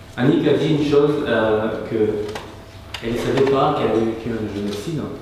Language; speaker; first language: French; non-native, local second language; Kinyarwanda